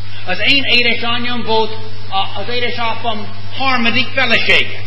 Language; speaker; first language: Hungarian; non-native, fluent; English